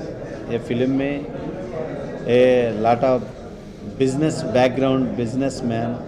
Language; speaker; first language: Hindi; non-native, local second language; Telugu